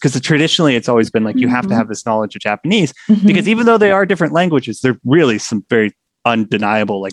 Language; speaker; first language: English; native; English